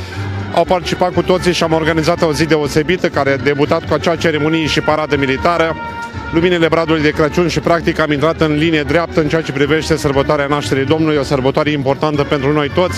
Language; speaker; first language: Romanian; native; Romanian